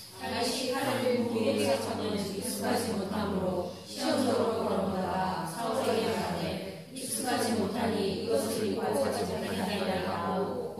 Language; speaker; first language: Korean; native; Korean